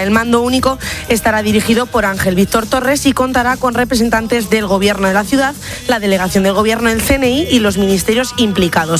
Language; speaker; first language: Spanish; native; Spanish